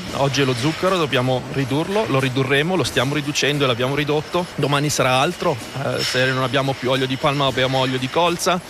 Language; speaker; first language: Italian; native; Italian